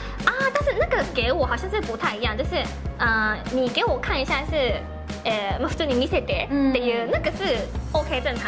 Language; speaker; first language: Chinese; non-native, fluent; Japanese